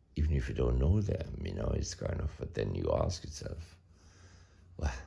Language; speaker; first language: English; non-native, fluent; German